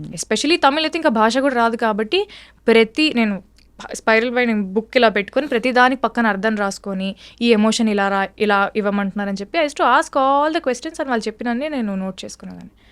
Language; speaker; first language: Telugu; native; Telugu